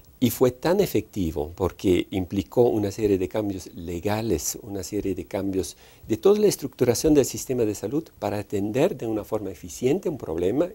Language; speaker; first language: Spanish; non-native, fluent; Dutch